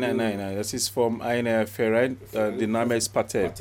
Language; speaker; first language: German; non-native, learner; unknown